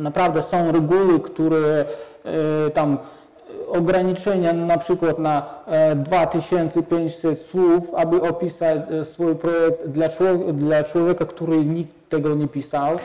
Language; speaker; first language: Polish; non-native, fluent; Russian